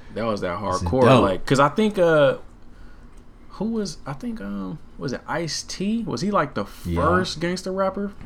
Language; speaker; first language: English; native; English